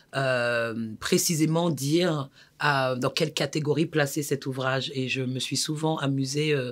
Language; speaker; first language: French; native; French